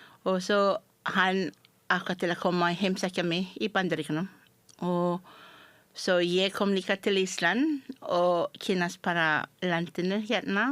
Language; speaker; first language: Icelandic; non-native, fluent; Malay